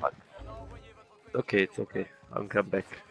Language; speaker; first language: English; non-native, fluent; Hebrew